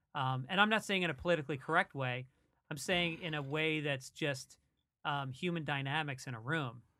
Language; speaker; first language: English; native; English